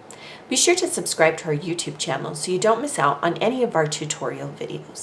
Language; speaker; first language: English; native; English